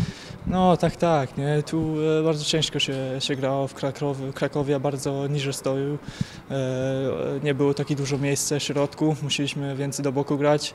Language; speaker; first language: Polish; non-native, fluent; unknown